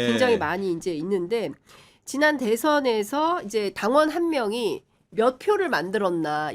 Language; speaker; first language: Korean; native; Korean